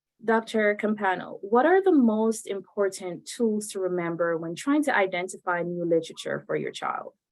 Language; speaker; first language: English; native; English